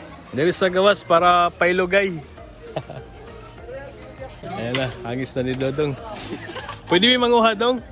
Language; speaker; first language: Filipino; non-native, local second language; Cebuano